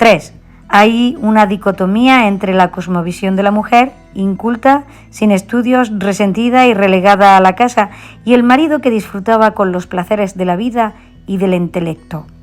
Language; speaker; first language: Spanish; native; Spanish